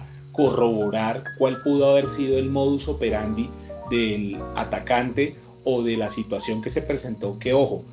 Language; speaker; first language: Spanish; native; Spanish